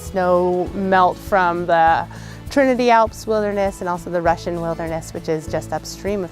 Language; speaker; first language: English; native; English